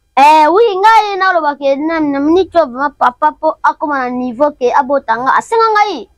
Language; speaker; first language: Lingala; non-native, local second language; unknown